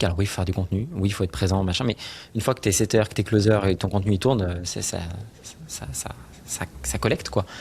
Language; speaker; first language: French; native; French